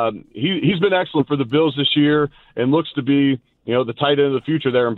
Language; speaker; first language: English; native; English